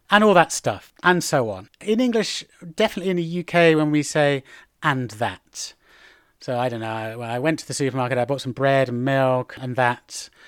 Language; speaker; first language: English; native; English